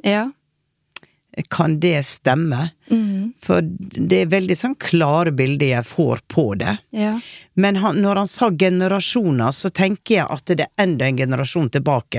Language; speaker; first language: Norwegian; native; Norwegian